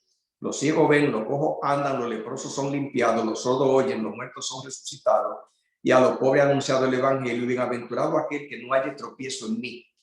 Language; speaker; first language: Spanish; native; Spanish